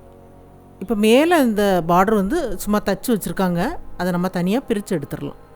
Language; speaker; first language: Tamil; native; Tamil